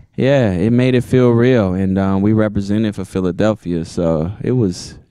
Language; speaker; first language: English; native; English